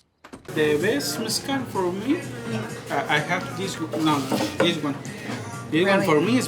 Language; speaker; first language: English; non-native, learner; Spanish